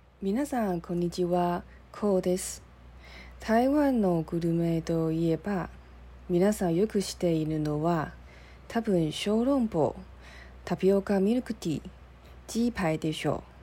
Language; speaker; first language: Japanese; non-native, learner; Chinese